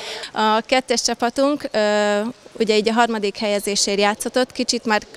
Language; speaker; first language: Hungarian; native; Hungarian